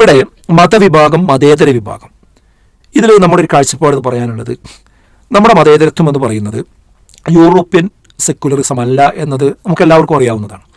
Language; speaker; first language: Malayalam; native; Malayalam